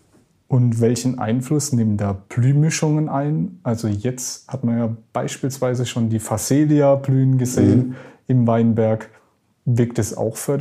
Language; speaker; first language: German; native; German